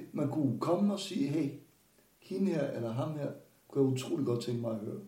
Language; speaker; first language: Danish; non-native, fluent; Portuguese